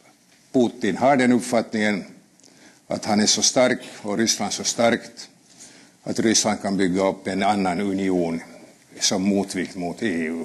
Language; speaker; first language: Swedish; native; Swedish